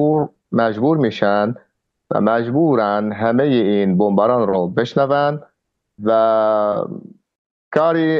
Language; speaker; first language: Persian; non-native, fluent; Arabic